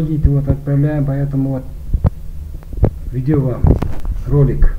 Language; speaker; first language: Russian; non-native, learner; Uzbek